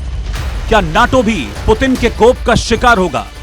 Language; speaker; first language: Hindi; native; Hindi